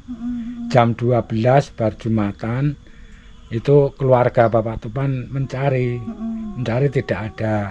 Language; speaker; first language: Indonesian; non-native, local second language; Javanese